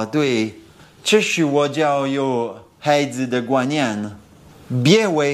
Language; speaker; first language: Chinese; non-native, learner; Italian